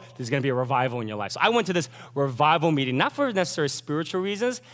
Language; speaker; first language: English; early bilingual, other home language; Korean